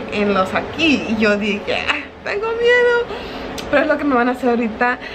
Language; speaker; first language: Spanish; early bilingual, heritage; Spanish